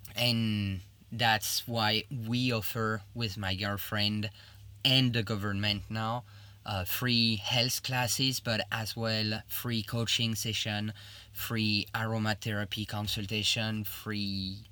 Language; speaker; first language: English; non-native, fluent; French